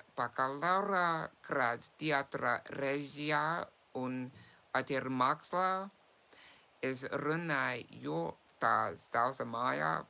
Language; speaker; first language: Latvian; early bilingual, heritage; English